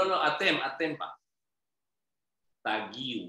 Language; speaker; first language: Hebrew; non-native, learner; Indonesian